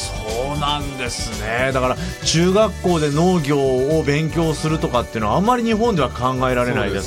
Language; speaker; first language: Japanese; native; Japanese